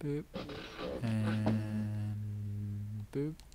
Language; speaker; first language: English; native; English